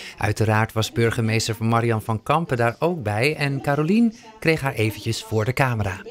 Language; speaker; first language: Dutch; native; Dutch